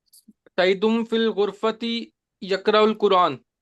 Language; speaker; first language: Arabic; non-native, learner; Urdu